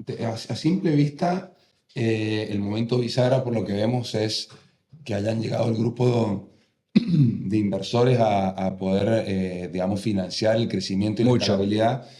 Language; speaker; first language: Spanish; native; Spanish